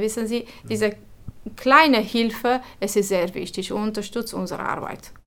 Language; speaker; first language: German; non-native, fluent; Romanian